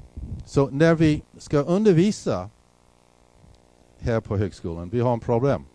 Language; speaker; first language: Swedish; non-native, fluent; English